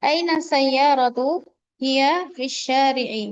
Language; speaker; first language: Arabic; non-native, fluent; Indonesian